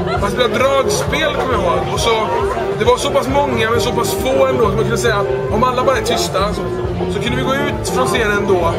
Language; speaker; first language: Swedish; native; Swedish